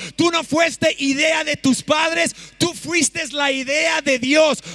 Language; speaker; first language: Spanish; early bilingual, other home language; English